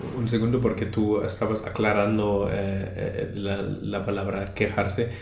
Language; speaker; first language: Spanish; non-native, fluent; German